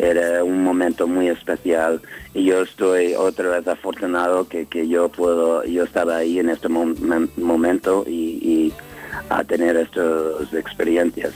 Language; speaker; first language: Spanish; non-native, fluent; English